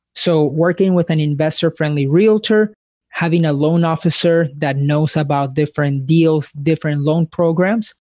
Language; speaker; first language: English; early bilingual, other home language; Spanish